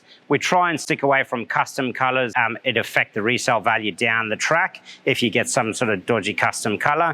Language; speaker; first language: English; native; English